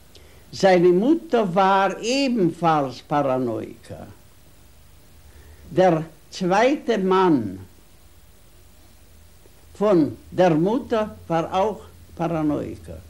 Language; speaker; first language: German; non-native, fluent; Hungarian